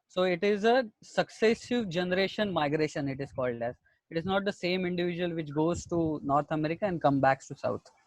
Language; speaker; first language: English; non-native, local second language; Marathi